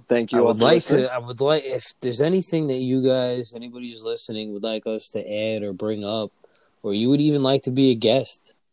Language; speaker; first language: English; native; English